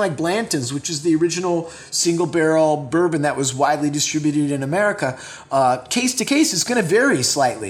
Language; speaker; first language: English; native; English